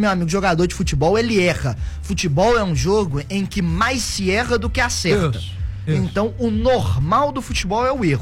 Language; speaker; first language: Portuguese; native; Portuguese